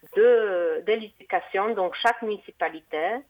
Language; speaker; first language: French; non-native, fluent; Portuguese